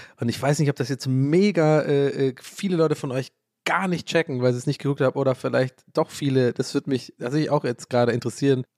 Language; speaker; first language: German; early bilingual, other home language; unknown